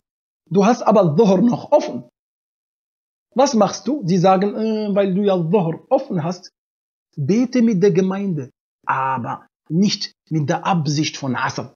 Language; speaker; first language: German; non-native, fluent; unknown